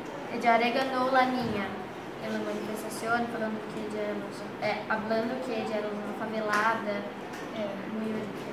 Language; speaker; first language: Spanish; non-native, learner; Portuguese